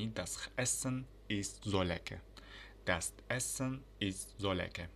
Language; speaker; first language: German; non-native, fluent; Uzbek